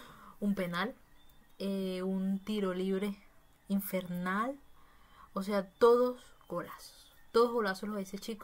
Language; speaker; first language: Spanish; native; Spanish